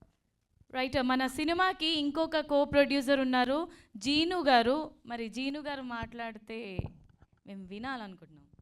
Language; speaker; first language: Telugu; native; Telugu